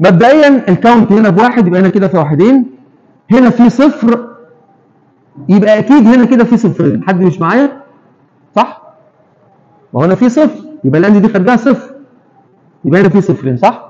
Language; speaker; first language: Arabic; native; Arabic